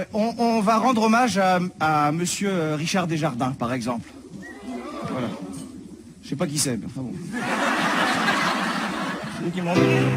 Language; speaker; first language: French; native; French